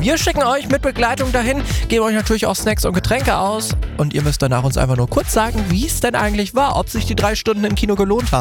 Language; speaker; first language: German; native; German